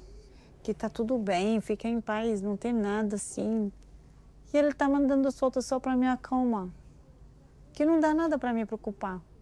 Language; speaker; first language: Portuguese; non-native, learner; Arabic